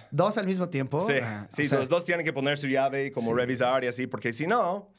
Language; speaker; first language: Spanish; non-native, fluent; English